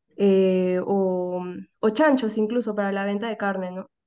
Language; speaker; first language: Spanish; native; Spanish